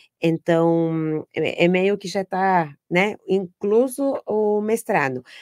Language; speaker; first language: Portuguese; non-native, fluent; Spanish